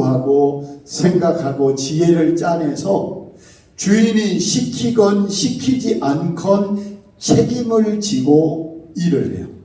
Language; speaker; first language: Korean; native; Korean